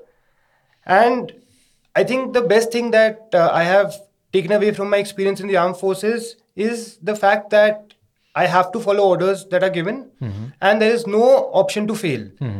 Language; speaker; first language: English; non-native, local second language; Hindi